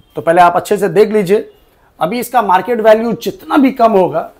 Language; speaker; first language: Hindi; non-native, local second language; Bangla